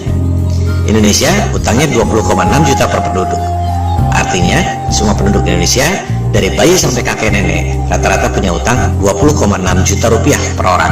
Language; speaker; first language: Indonesian; native; Indonesian